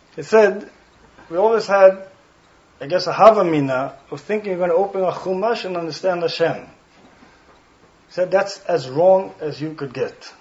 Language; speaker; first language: English; non-native, fluent; Swedish